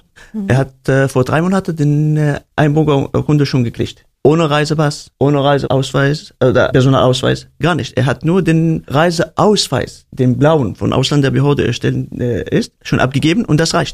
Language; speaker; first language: German; non-native, learner; Arabic